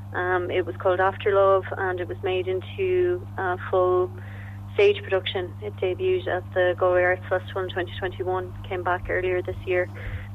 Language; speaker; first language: English; native; English